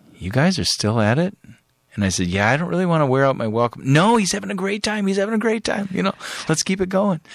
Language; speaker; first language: English; native; English